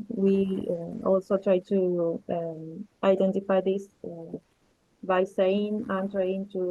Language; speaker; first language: English; non-native, learner; Spanish